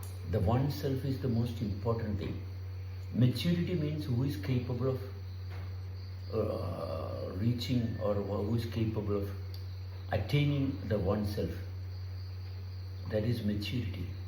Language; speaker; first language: English; non-native, local second language; Malayalam